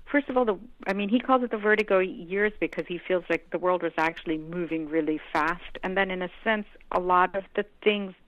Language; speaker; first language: English; non-native, local second language; Hindi